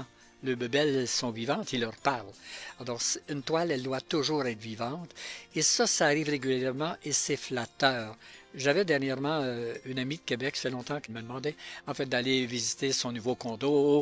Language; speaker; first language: French; native; French